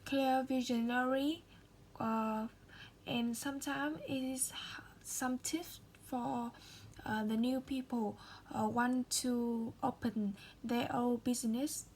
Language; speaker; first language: English; non-native, learner; Vietnamese